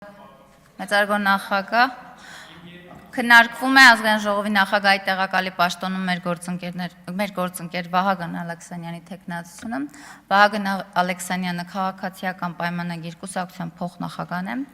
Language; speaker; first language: Armenian; native; Armenian